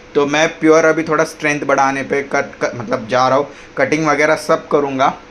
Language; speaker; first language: Hindi; non-native, local second language; Marathi